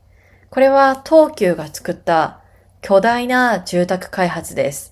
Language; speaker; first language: Japanese; native; Japanese